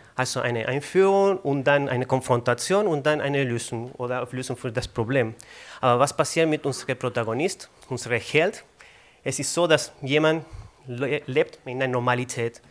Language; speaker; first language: German; non-native, fluent; Spanish